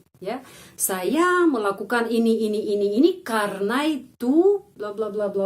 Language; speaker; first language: Indonesian; non-native, fluent; Russian